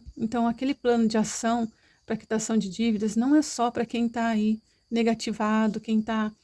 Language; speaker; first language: Portuguese; native; Portuguese